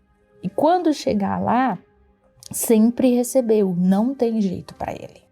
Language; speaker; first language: Portuguese; native; Portuguese